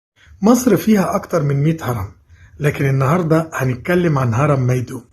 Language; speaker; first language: Arabic; native; Arabic